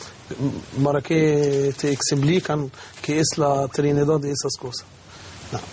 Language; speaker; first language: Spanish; non-native, learner; Arabic